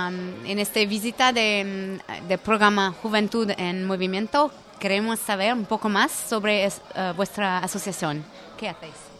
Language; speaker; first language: Spanish; non-native, learner; French